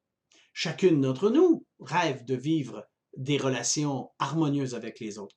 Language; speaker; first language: French; native; French